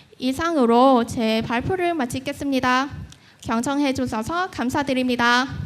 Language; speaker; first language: Korean; non-native, fluent; Vietnamese